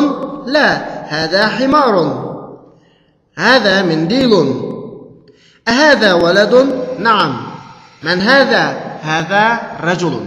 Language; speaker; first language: Arabic; non-native, fluent; Uyghur